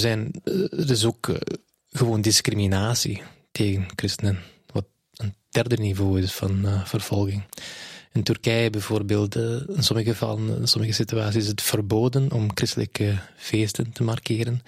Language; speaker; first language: Dutch; non-native, fluent; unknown